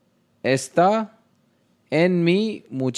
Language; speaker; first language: Spanish; non-native, learner; Hindi